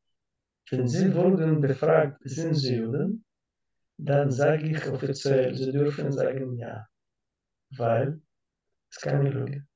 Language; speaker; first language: German; non-native, learner; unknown